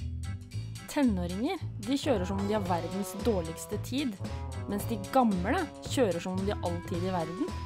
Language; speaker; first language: Norwegian; native; Norwegian